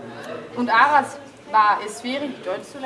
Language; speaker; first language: German; non-native, learner; Danish